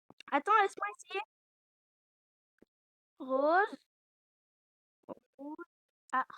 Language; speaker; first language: French; native; French